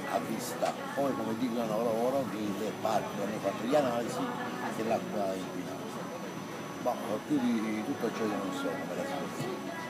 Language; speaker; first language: Italian; native; Italian